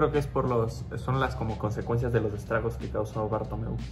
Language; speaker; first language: Spanish; native; Spanish